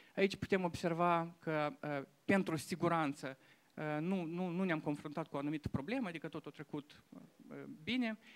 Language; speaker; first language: Romanian; non-native, local second language; Russian